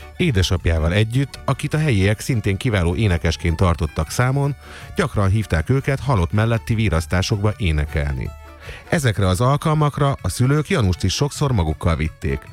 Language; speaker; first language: Hungarian; native; Hungarian